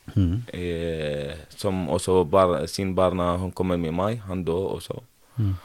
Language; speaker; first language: Norwegian; non-native, fluent; Arabic